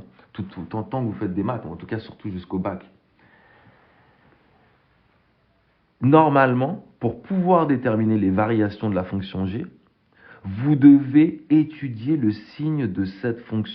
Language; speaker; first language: French; native; French